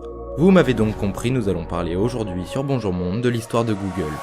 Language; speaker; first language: French; native; French